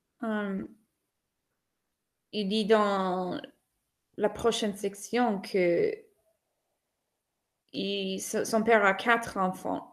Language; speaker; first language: French; non-native, fluent; English